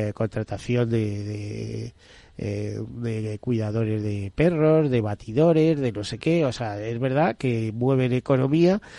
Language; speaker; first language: Spanish; native; Spanish